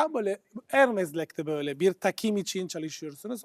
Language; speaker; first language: Turkish; non-native, fluent; Italian